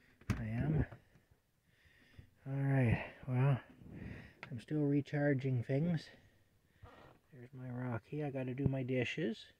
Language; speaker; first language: English; native; English